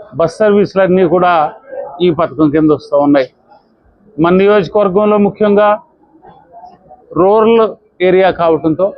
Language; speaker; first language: Telugu; native; Telugu